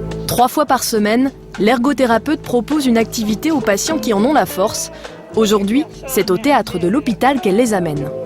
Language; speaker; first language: French; native; French